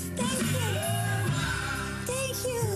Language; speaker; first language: English; non-native, learner; Dutch